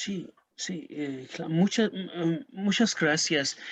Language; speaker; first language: Spanish; non-native, learner; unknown